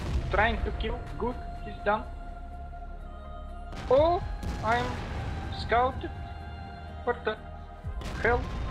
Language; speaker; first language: English; non-native, learner; Russian